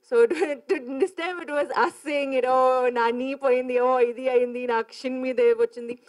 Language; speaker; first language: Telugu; non-native, fluent; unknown